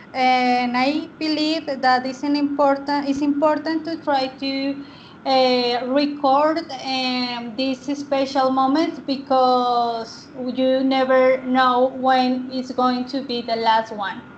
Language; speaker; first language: English; non-native, learner; Spanish